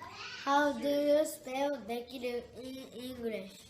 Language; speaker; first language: English; non-native, learner; Japanese